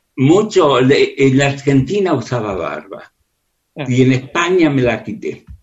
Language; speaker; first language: Spanish; early bilingual, other home language; Russian